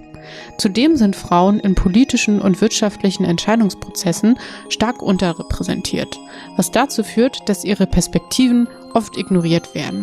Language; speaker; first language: German; native; German